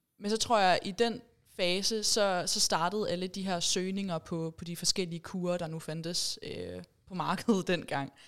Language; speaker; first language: Danish; early bilingual, other home language; Persian